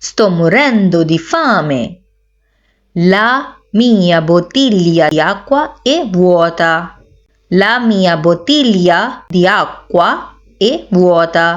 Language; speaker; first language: Italian; non-native, learner; Urdu